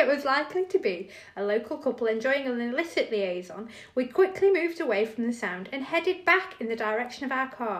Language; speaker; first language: English; native; English